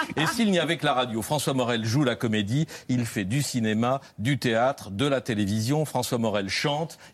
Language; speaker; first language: French; native; French